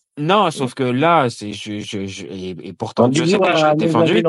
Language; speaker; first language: French; native; French